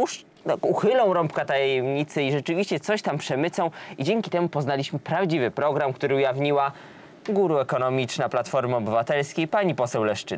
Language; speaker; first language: Polish; native; Polish